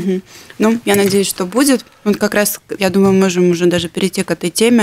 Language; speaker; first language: Russian; native; Russian